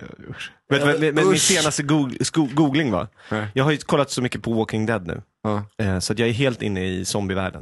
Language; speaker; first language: Swedish; native; Swedish